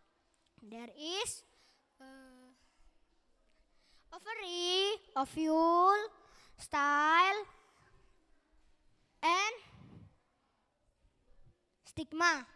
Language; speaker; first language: English; non-native, learner; Indonesian